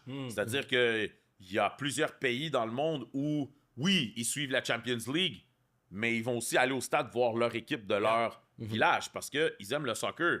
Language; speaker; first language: French; native; French